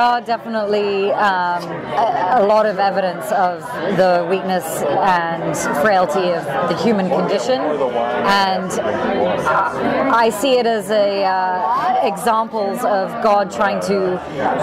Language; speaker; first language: English; native; English